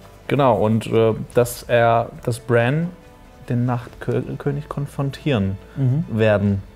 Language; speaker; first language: German; native; German